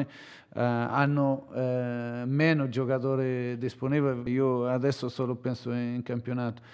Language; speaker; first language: Italian; non-native, learner; Portuguese